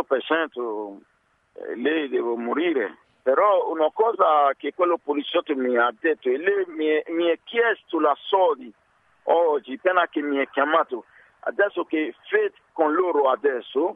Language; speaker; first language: Italian; non-native, learner; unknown